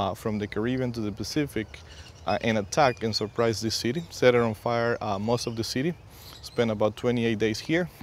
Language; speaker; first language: English; non-native, fluent; Spanish